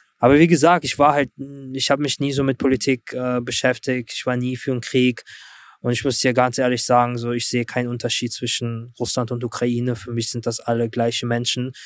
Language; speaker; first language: German; early bilingual, other home language; Russian